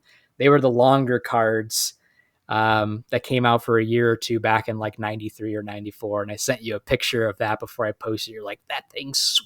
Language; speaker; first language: English; native; English